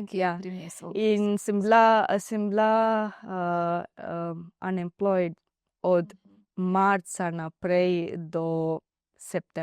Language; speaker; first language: Slovenian; non-native, learner; Divehi